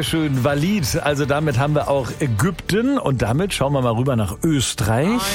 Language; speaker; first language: German; native; German